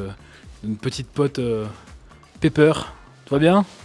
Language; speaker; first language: French; native; French